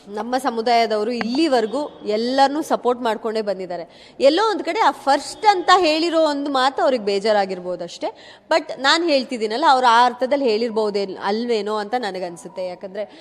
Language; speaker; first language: Kannada; non-native, local second language; Kodava